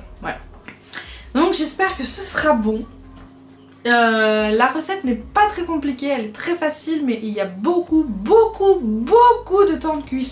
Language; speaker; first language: French; native; French